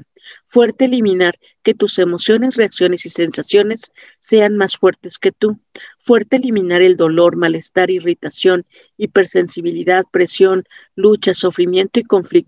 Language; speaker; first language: Spanish; native; Spanish